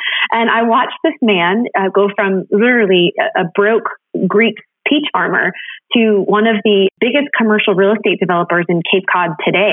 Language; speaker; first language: English; native; English